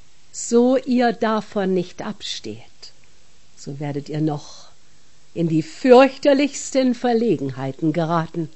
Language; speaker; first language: German; native; German